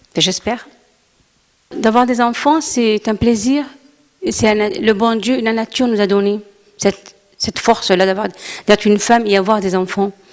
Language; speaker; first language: French; non-native, local second language; Arabic